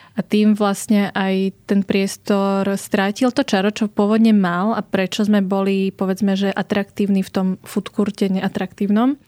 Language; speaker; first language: Slovak; native; Slovak